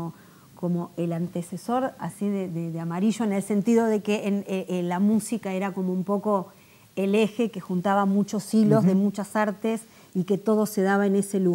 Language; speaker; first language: Spanish; native; Spanish